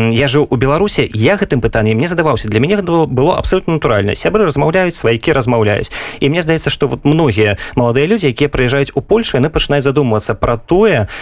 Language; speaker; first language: Belarusian; non-native, local second language; Russian